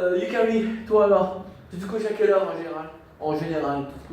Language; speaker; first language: French; non-native, fluent; English